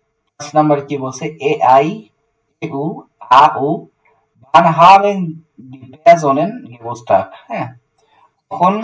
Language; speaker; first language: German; non-native, learner; Bangla